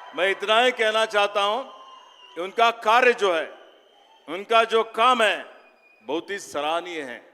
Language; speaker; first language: Hindi; non-native, local second language; Kannada